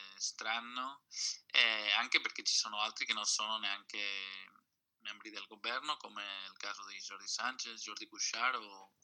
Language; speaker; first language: Italian; non-native, fluent; Catalan